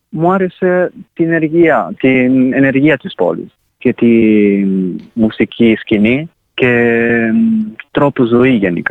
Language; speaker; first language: Greek; non-native, fluent; Italian